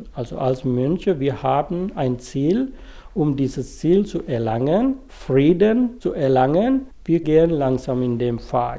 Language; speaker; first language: German; non-native, fluent; Sinhala